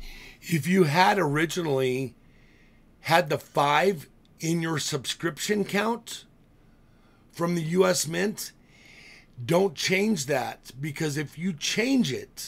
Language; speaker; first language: English; native; English